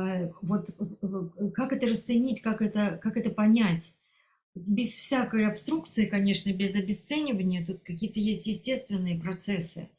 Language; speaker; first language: Russian; native; Russian